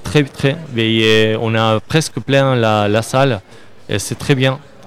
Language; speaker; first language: French; non-native, learner; Spanish